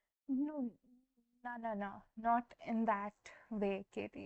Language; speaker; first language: English; non-native, local second language; Hindi